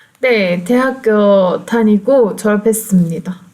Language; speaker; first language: Korean; non-native, fluent; Turkish